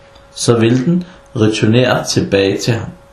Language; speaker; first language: Danish; non-native, fluent; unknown